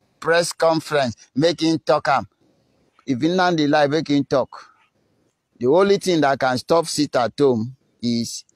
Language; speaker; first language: Nigerian Pidgin; non-native, local second language; Igbo